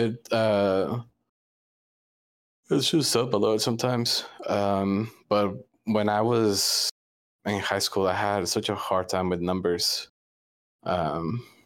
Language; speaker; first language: English; non-native, fluent; Spanish